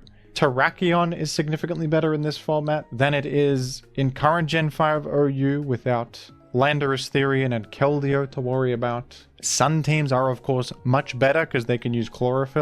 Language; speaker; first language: English; native; English